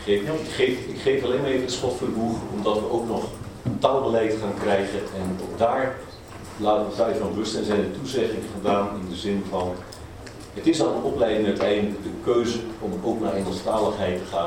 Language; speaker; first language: Dutch; native; Dutch